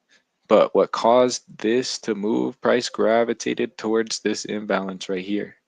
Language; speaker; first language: English; native; English